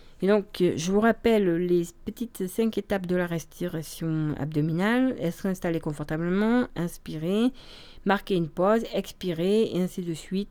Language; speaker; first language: French; native; French